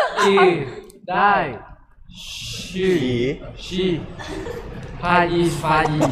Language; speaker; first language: Chinese; non-native, learner; Thai